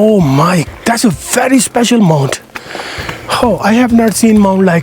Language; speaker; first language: English; non-native, learner; Hindi